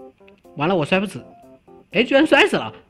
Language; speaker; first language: Chinese; native; Chinese